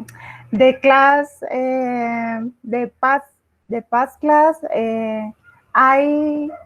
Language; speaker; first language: English; non-native, learner; Spanish